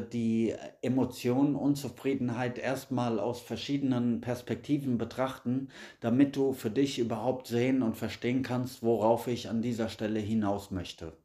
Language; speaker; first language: German; native; German